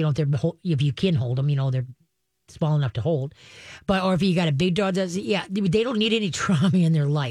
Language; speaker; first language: English; native; English